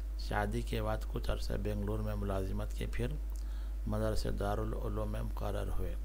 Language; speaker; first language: Urdu; native; Urdu